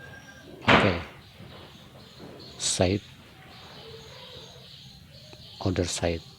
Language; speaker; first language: English; non-native, learner; Indonesian